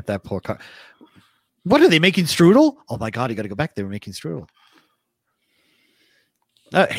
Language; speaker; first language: English; native; English